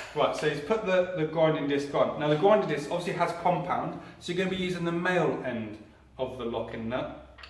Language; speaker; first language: English; native; English